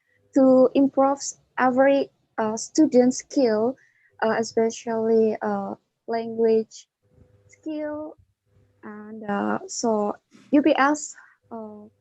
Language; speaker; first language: English; non-native, learner; Indonesian